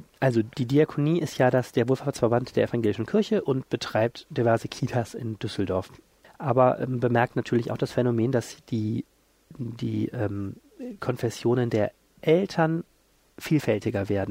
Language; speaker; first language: German; native; German